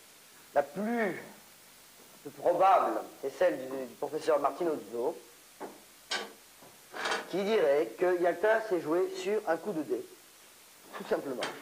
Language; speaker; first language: French; native; French